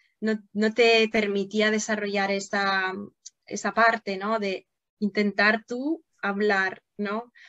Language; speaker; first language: Spanish; non-native, fluent; Italian